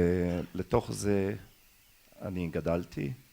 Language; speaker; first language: Hebrew; early bilingual, other home language; German